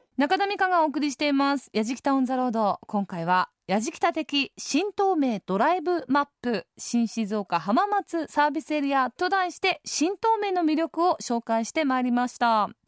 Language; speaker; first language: Japanese; native; Japanese